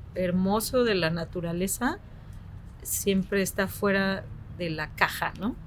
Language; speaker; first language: Spanish; native; Spanish